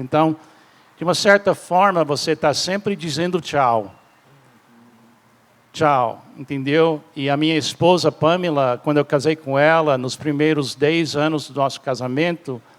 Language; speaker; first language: Portuguese; non-native, fluent; English